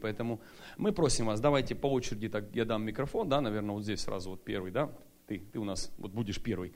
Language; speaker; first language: Russian; native; Russian